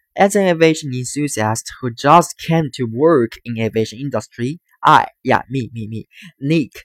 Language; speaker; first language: English; non-native, fluent; Chinese